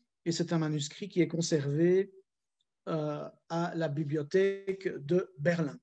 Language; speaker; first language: French; native; French